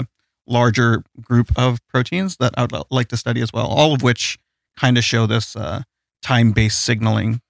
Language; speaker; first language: English; early bilingual, other home language; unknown